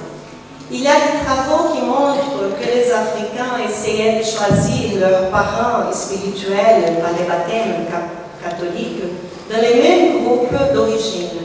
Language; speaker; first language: French; non-native, fluent; Portuguese